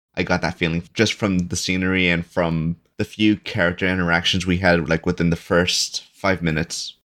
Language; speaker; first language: English; early bilingual, other home language; Spanish